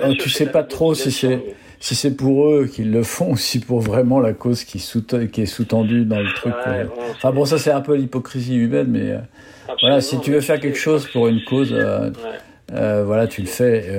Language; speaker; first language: French; native; French